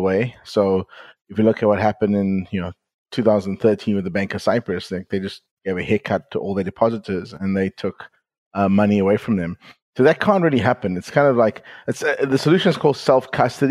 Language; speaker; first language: English; native; English